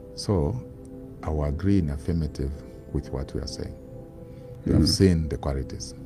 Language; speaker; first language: English; non-native, local second language; Bemba